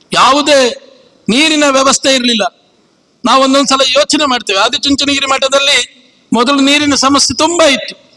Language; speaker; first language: Kannada; native; Kannada